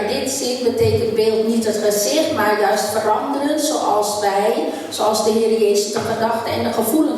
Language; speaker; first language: Dutch; non-native, fluent; Indonesian